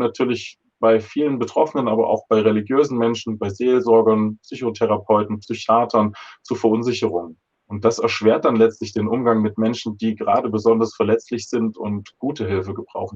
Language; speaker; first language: German; native; German